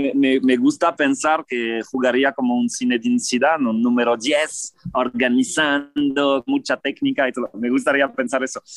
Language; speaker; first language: Spanish; non-native, fluent; French